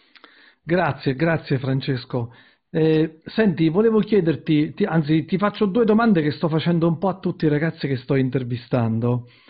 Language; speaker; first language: Italian; native; Italian